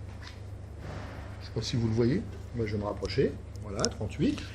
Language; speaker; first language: French; native; French